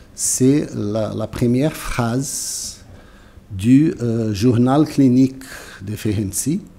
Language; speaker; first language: French; non-native, fluent; Portuguese